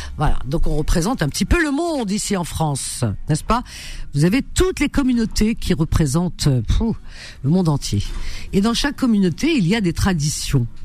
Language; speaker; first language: French; early bilingual, other home language; Arabic